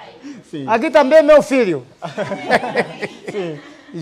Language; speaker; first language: Portuguese; non-native, local second language; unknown